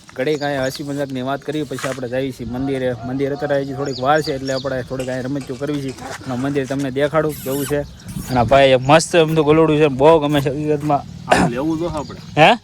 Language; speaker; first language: Gujarati; native; Gujarati